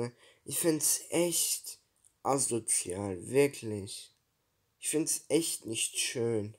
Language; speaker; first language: German; early bilingual, other home language; Turkish